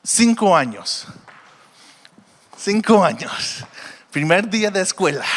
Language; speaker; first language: Spanish; early bilingual, heritage; Spanish